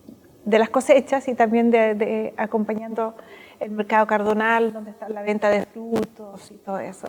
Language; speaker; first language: Spanish; native; Spanish